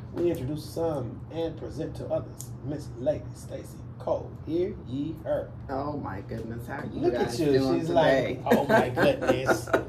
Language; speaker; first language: English; native; English